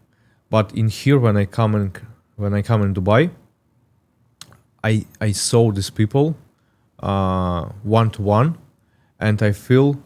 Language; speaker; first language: English; non-native, learner; Russian